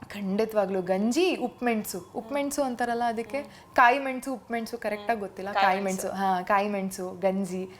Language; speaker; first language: Kannada; native; Kannada